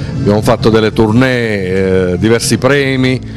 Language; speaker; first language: Italian; native; Italian